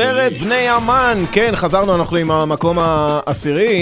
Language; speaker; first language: Hebrew; native; Hebrew